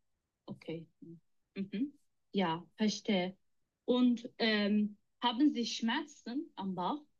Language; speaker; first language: German; non-native, learner; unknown